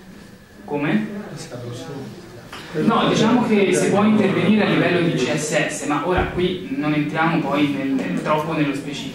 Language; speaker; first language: Italian; native; Italian